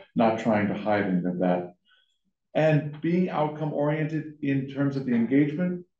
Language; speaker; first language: English; native; English